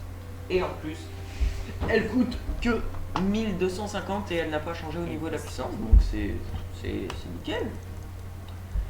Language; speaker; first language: French; native; French